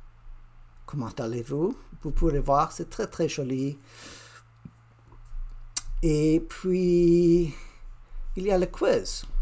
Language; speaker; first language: French; non-native, learner; English